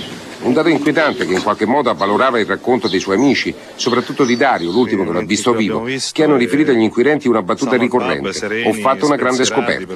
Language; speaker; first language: Italian; native; Italian